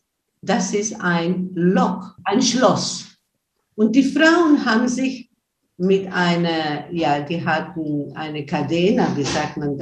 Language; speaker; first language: German; non-native, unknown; Spanish